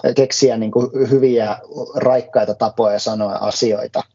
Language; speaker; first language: Finnish; native; Finnish